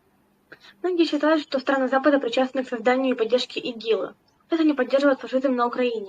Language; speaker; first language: Russian; native; Russian